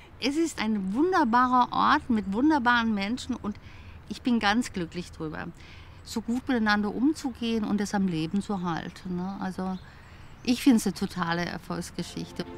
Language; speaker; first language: German; native; German